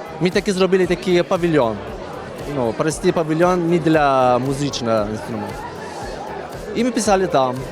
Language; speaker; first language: Ukrainian; non-native, learner; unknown